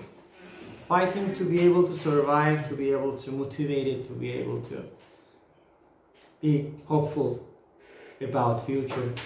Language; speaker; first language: English; non-native, fluent; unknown